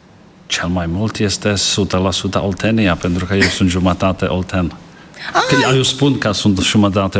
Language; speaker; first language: Romanian; non-native, fluent; Czech